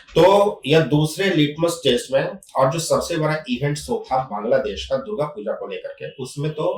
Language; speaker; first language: Hindi; native; Hindi